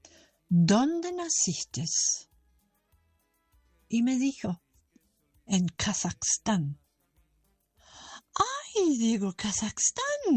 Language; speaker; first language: Spanish; non-native, fluent; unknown